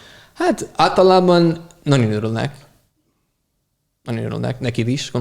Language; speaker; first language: Hungarian; non-native, fluent; English